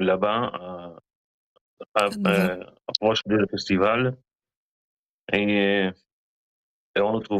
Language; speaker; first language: French; non-native, learner; Hebrew